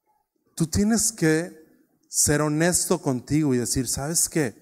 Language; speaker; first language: Spanish; native; Spanish